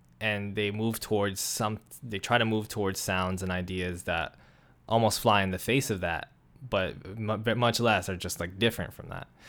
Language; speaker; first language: English; native; English